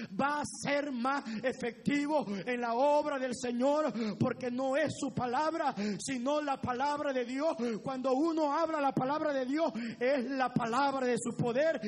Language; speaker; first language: Spanish; native; Spanish